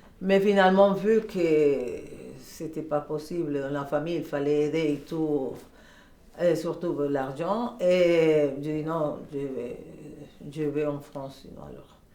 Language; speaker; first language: French; non-native, learner; Spanish